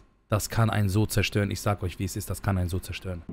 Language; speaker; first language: German; native; German